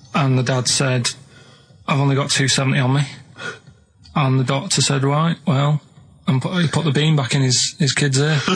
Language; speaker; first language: English; native; English